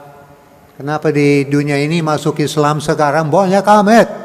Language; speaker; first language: Indonesian; non-native, learner; English